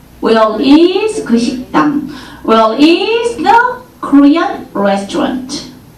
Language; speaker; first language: English; non-native, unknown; Korean